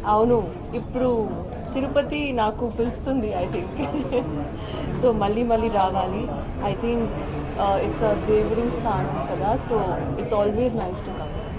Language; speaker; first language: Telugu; non-native, learner; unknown